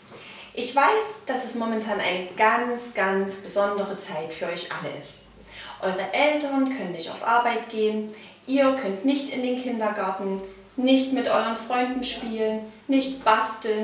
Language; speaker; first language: German; native; German